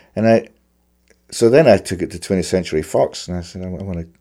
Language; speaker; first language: English; native; English